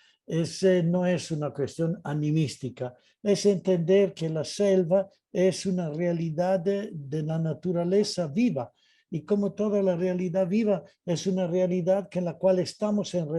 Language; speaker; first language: Spanish; non-native, fluent; Italian